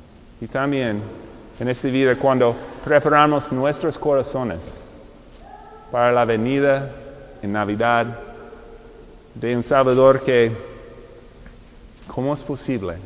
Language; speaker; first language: Spanish; non-native, fluent; English